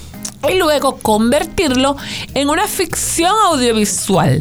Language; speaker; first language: Spanish; native; Spanish